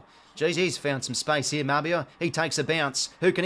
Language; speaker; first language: English; native; English